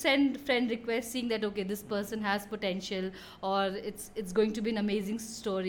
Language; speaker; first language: English; non-native, local second language; Hindi